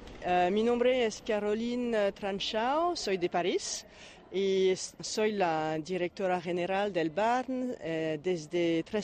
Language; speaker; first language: Spanish; non-native, learner; French